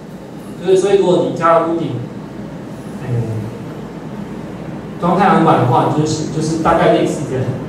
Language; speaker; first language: Chinese; native; Chinese